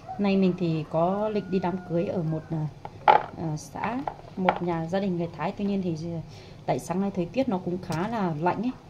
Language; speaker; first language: Vietnamese; non-native, local second language; Iu Mien